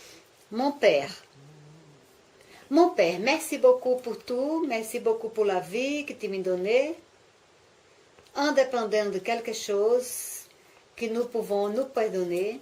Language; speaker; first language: French; non-native, learner; Portuguese